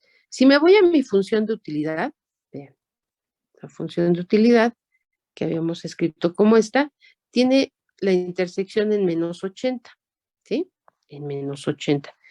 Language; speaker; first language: Spanish; native; Spanish